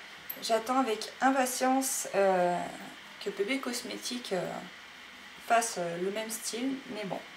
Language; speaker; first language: French; native; French